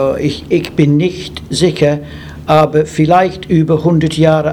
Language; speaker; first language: German; non-native, learner; English